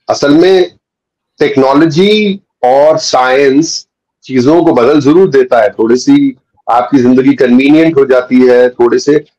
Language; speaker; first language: Hindi; native; Hindi